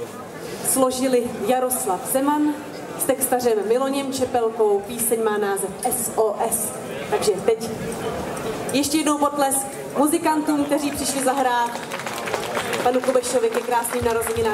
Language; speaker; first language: Czech; native; Czech